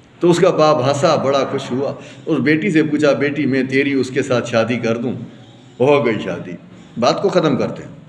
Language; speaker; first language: Urdu; non-native, local second language; Sindhi